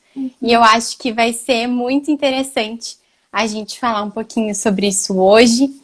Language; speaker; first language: Portuguese; native; Portuguese